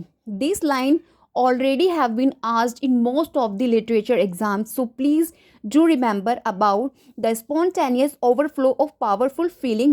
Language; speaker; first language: English; non-native, local second language; Hindi